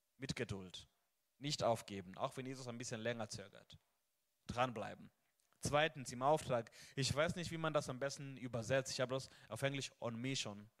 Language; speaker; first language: German; non-native, fluent; Swahili